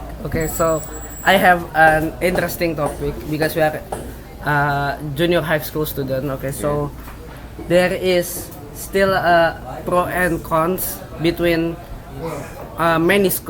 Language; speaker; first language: English; non-native, learner; Indonesian